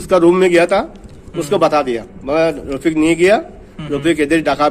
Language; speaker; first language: Hindi; non-native, learner; Bangla